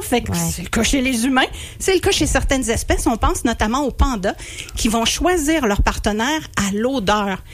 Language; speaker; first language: French; native; French